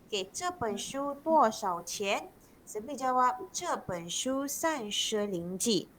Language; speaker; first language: Chinese; non-native, local second language; Malay